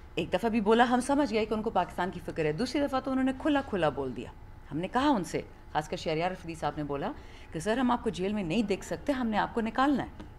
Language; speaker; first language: Urdu; non-native, local second language; Pashto